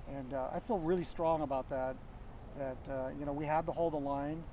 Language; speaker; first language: English; native; English